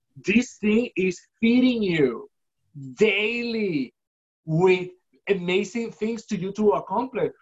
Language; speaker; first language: English; non-native, fluent; Spanish